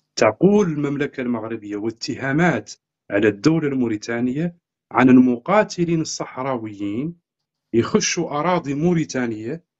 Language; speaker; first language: Arabic; native; Arabic